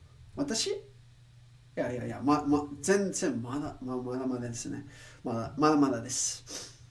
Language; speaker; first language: Japanese; non-native, learner; English